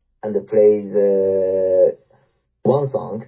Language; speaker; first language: English; non-native, learner; Japanese